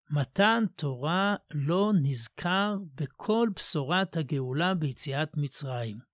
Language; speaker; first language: Hebrew; native; Hebrew